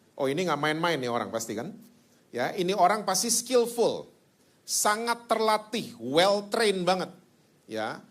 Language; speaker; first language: Indonesian; native; Indonesian